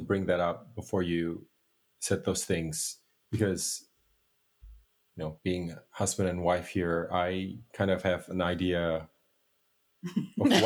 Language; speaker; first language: English; non-native, fluent; Indonesian